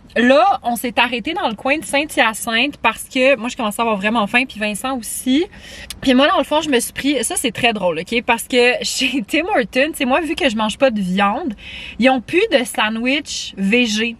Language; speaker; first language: French; native; French